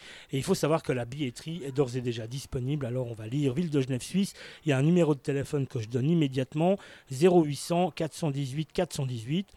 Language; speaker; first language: French; native; French